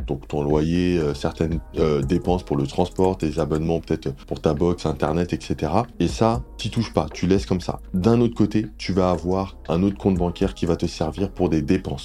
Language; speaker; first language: French; native; French